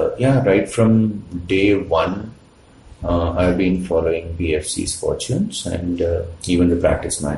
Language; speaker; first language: English; non-native, local second language; Malayalam